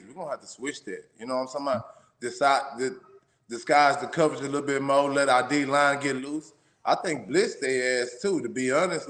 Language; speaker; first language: English; native; English